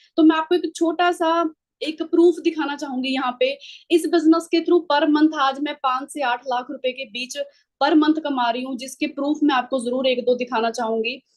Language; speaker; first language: Hindi; non-native, local second language; Punjabi